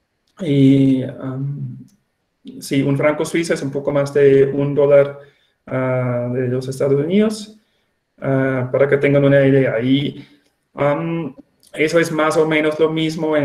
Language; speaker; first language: Spanish; non-native, fluent; Swiss German